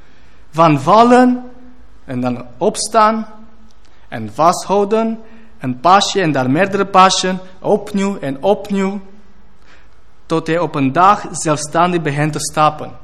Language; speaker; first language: Dutch; non-native, fluent; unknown